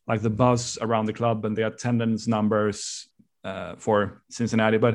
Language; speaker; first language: English; non-native, fluent; Swedish